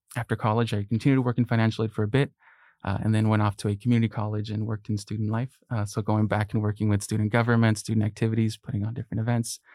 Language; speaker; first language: English; early bilingual, other home language; Spanish